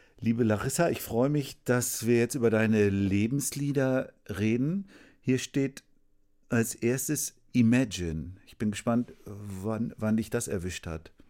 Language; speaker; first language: German; native; German